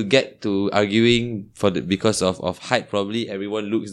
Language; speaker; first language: English; non-native, local second language; Malay